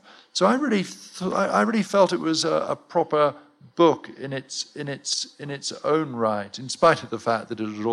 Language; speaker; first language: English; native; English